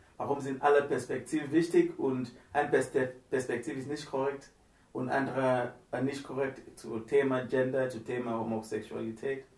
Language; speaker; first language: German; non-native, learner; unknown